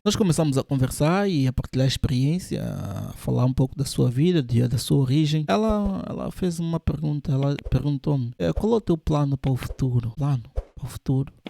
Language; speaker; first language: Portuguese; native; Portuguese